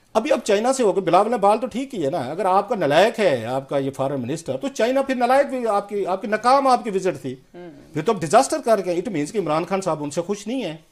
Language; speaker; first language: Hindi; native; Hindi